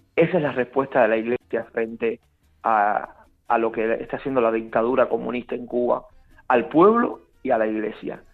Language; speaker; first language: Spanish; native; Spanish